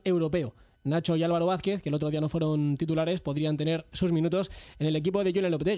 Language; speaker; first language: Spanish; native; Spanish